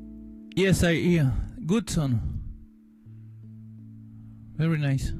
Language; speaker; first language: English; non-native, learner; French